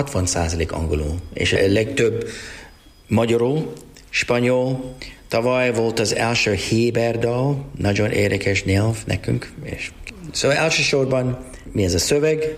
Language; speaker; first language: Hungarian; non-native, learner; English